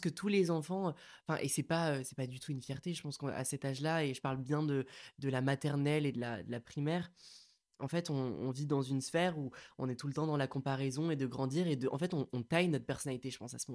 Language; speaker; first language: French; native; French